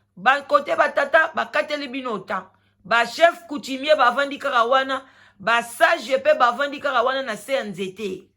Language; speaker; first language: Lingala; native; Lingala